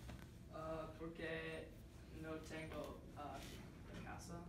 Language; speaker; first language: Spanish; non-native, learner; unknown